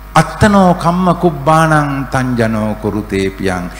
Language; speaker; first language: English; non-native, local second language; Sinhala